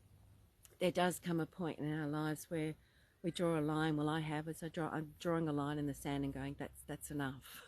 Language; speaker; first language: English; native; English